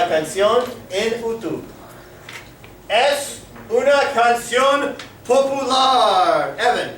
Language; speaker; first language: Spanish; non-native, fluent; English